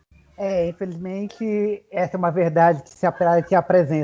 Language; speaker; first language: Portuguese; native; Portuguese